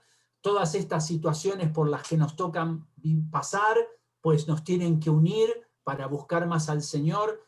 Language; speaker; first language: Spanish; native; Spanish